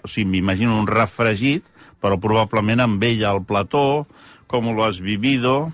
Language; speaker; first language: Catalan; native; Catalan